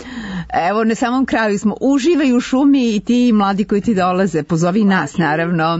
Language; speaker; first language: Serbian; native; Serbian